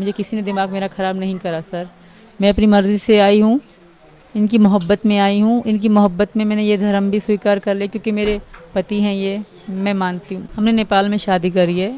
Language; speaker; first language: Urdu; non-native, local second language; Sindhi